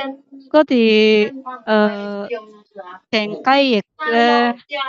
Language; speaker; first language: Cantonese; non-native, learner; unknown